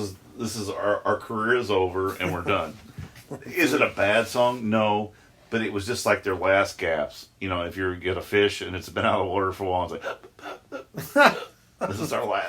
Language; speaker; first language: English; native; English